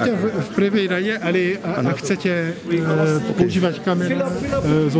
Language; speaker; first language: Slovak; non-native, fluent; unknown